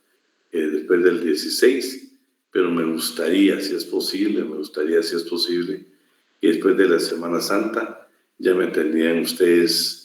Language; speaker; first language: Spanish; native; Spanish